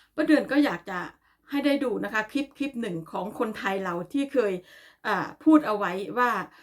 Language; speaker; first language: Thai; native; Thai